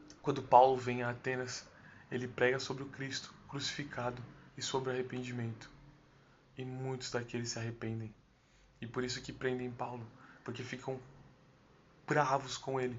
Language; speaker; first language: Portuguese; native; Portuguese